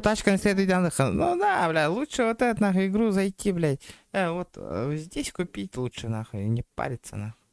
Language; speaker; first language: Russian; non-native, local second language; Yakut